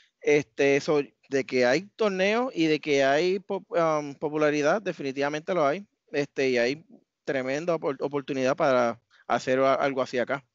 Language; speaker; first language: Spanish; native; Spanish